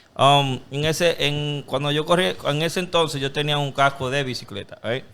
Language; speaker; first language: Spanish; early bilingual, other home language; English